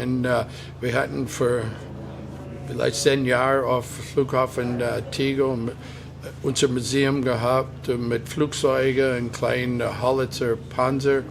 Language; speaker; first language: German; non-native, fluent; English